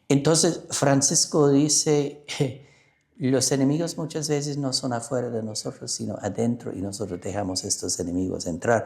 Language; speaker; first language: Spanish; non-native, fluent; English